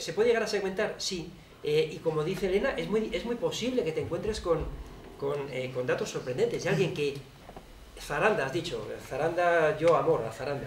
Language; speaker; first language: Spanish; native; Spanish